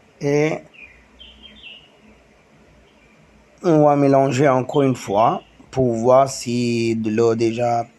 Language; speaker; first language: French; non-native, learner; Tamil